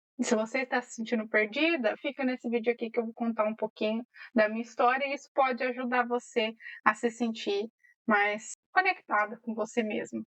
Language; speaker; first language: Portuguese; native; Portuguese